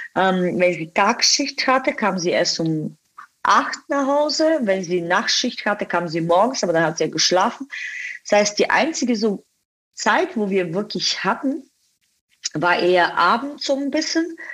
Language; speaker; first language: German; non-native, fluent; Bulgarian